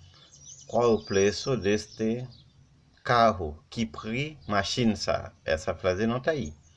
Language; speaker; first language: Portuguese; non-native, learner; Haitian Creole